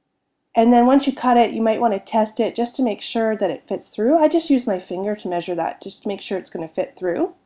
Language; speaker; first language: English; native; English